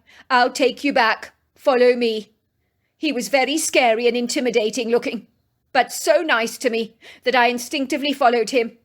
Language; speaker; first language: English; native; English